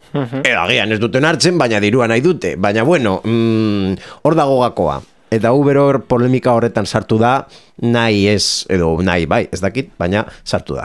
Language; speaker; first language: Basque; non-native, local second language; Spanish